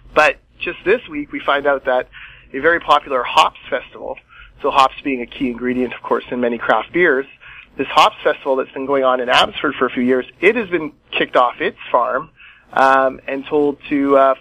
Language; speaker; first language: English; native; English